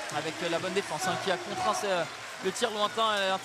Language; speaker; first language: French; native; French